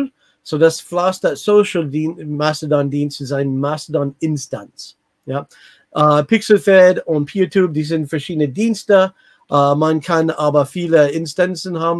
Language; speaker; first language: German; non-native, learner; English